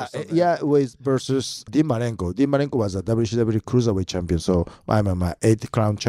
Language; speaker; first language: English; non-native, learner; Japanese